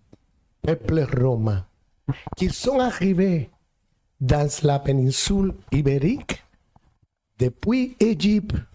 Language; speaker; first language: French; non-native, fluent; Spanish